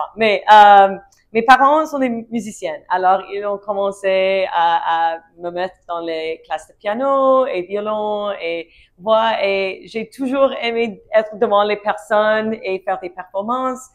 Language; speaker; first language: French; non-native, learner; English